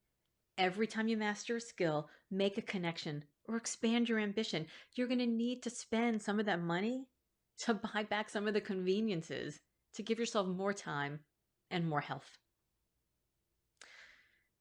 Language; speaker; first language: English; native; English